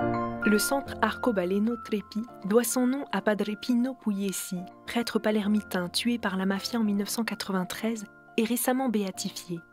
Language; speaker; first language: French; native; French